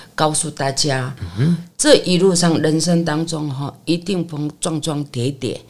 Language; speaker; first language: Chinese; non-native, learner; Korean